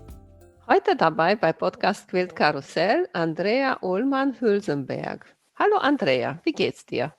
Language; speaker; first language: German; non-native, fluent; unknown